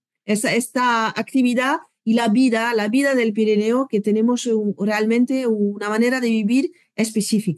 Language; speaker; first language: Spanish; non-native, fluent; French